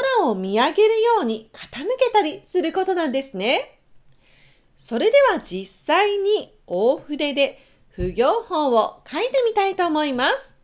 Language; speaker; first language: Japanese; native; Japanese